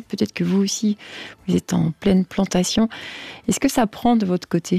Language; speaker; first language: French; native; French